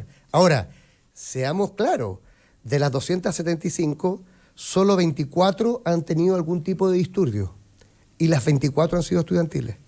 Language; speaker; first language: Spanish; native; Spanish